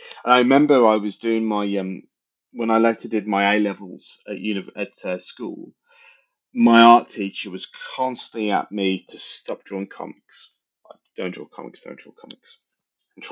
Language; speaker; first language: English; native; English